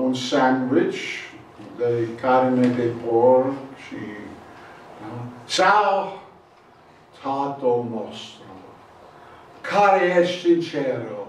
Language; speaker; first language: Romanian; non-native, learner; English